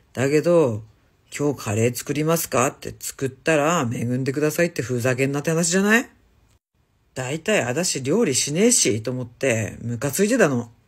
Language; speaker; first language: Japanese; native; Japanese